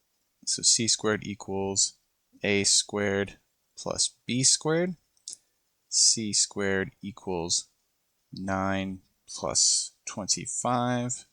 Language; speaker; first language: English; native; English